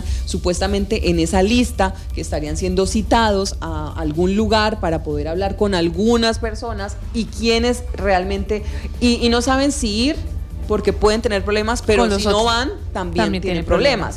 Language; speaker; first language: Spanish; native; Spanish